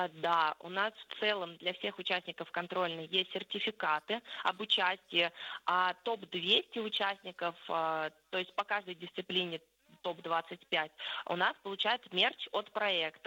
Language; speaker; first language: Russian; native; Russian